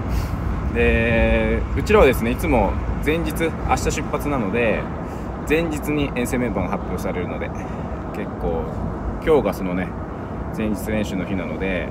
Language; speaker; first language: Japanese; native; Japanese